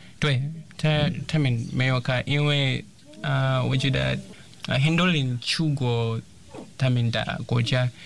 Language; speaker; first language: Chinese; non-native, learner; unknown